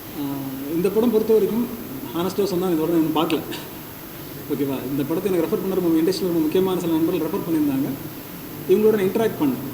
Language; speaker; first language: Tamil; native; Tamil